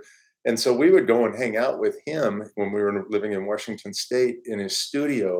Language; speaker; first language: English; native; English